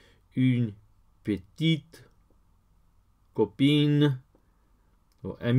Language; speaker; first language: French; non-native, learner; English